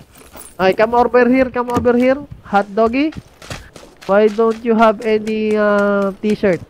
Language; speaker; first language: English; non-native, local second language; Filipino